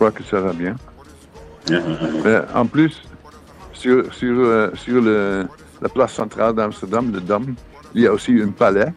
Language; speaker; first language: French; non-native, fluent; Dutch